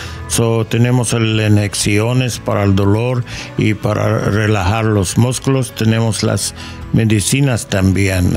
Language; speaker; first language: Spanish; non-native, learner; English